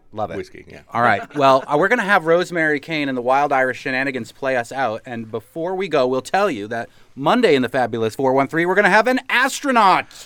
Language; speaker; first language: English; native; English